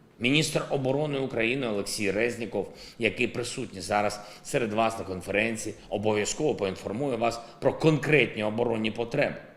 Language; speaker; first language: Ukrainian; non-native, local second language; Russian